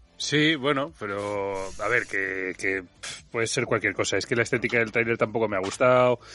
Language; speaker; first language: Spanish; native; Spanish